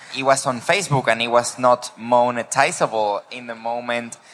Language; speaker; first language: English; non-native, fluent; Spanish